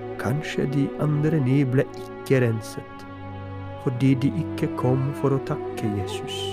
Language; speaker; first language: Norwegian; non-native, fluent; Polish